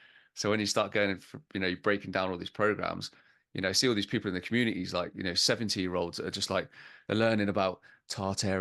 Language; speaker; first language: English; native; English